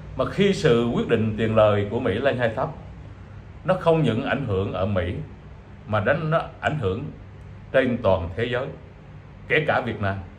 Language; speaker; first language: Vietnamese; native; Vietnamese